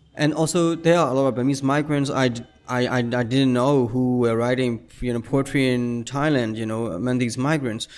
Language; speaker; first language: English; non-native, fluent; Burmese